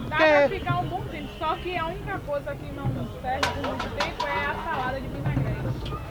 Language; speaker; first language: Portuguese; native; Portuguese